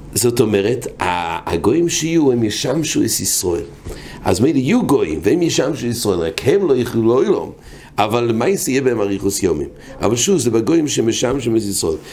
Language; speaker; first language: Hebrew; non-native, fluent; English